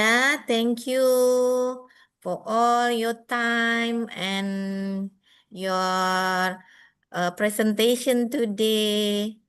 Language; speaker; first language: English; non-native, fluent; Indonesian